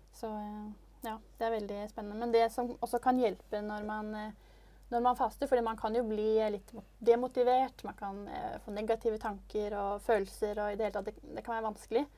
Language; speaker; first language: Norwegian; native; Norwegian